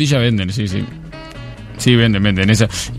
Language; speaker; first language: Spanish; native; Spanish